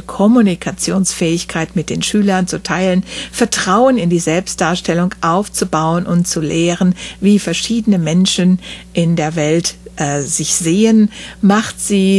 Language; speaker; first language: German; native; German